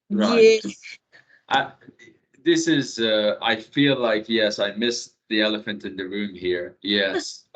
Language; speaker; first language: English; non-native, fluent; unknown